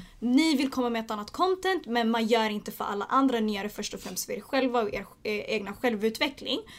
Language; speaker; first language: Swedish; early bilingual, other home language; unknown